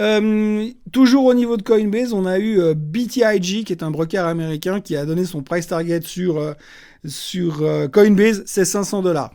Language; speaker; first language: French; native; French